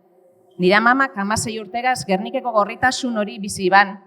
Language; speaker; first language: Basque; native; Basque